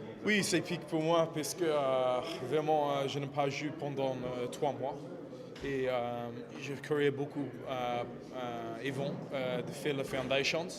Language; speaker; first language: French; non-native, fluent; English